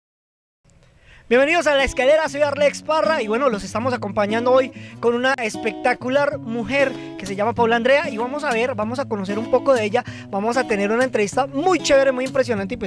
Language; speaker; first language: Spanish; native; Spanish